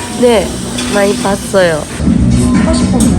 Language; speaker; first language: Korean; non-native, learner; Japanese